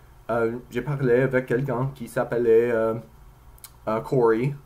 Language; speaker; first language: French; non-native, learner; English